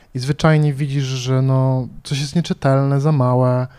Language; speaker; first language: Polish; native; Polish